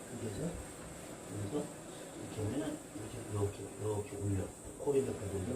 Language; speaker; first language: Korean; native; Korean